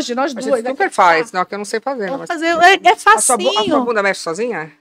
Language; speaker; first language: Portuguese; native; Portuguese